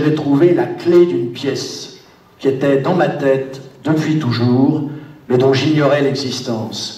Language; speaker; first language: French; native; French